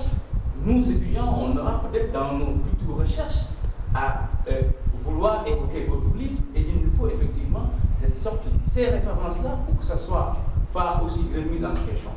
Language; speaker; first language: French; non-native, local second language; Wolof